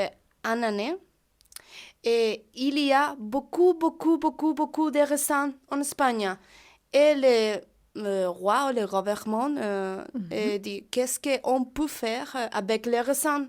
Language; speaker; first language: French; non-native, learner; Spanish